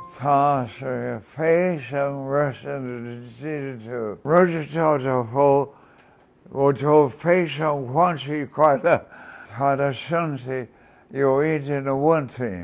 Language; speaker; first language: Chinese; non-native, fluent; English